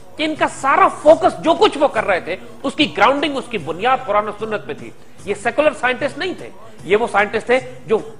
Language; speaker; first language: Urdu; native; Urdu